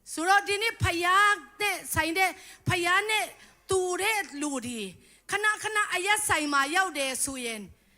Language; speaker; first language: Burmese; non-native, local second language; Tedim Chin